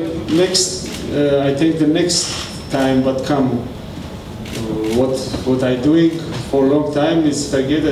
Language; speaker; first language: English; non-native, learner; Armenian